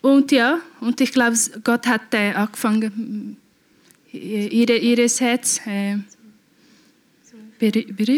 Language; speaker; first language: German; non-native, learner; Portuguese